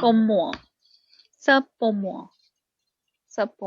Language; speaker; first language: French; non-native, learner; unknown